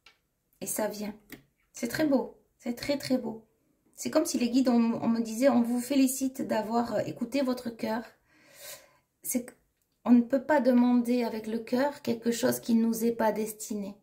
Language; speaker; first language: French; native; French